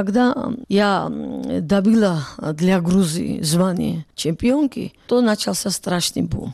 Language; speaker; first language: Russian; non-native, local second language; Georgian